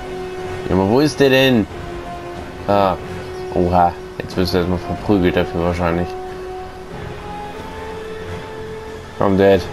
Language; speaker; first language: German; native; German